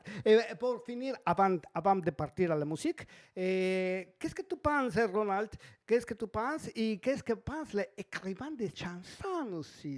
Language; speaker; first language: French; non-native, learner; Spanish